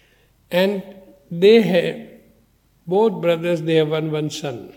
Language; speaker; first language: English; non-native, learner; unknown